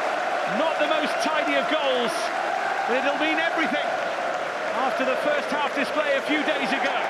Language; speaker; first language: English; native; English